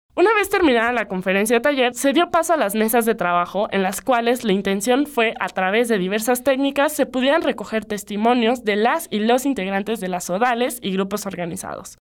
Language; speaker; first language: Spanish; native; Spanish